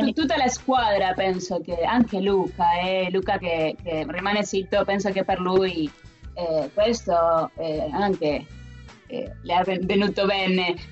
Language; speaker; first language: Italian; non-native, fluent; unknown